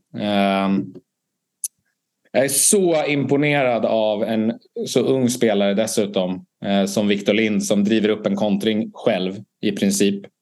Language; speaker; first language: Swedish; native; Swedish